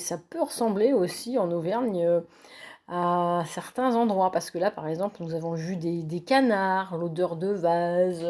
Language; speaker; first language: French; native; French